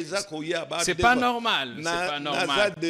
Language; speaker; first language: French; non-native, local second language; Lingala